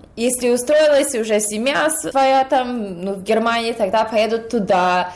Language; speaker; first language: Russian; early bilingual, heritage; Russian